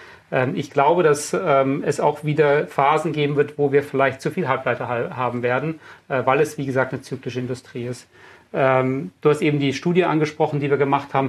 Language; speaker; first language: German; native; German